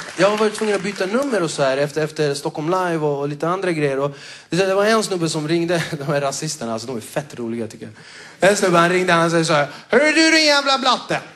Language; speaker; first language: Swedish; early bilingual, other home language; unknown